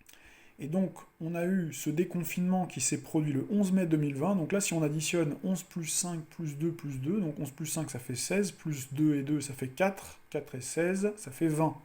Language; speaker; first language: French; native; French